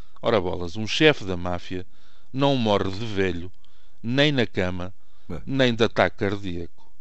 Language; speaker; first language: Portuguese; native; Portuguese